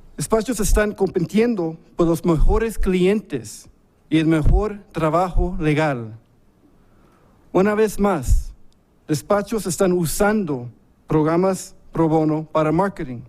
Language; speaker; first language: Spanish; early bilingual, heritage; English